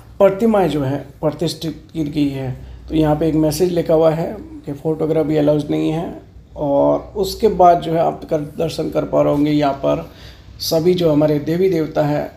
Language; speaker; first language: Hindi; non-native, local second language; Gujarati